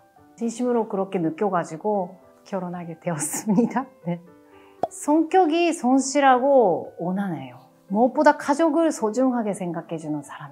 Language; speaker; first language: Korean; non-native, fluent; Japanese